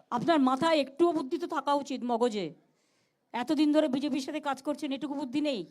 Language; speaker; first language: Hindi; non-native, local second language; Bangla